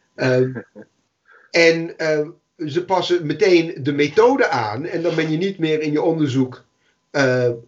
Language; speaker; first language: Dutch; non-native, fluent; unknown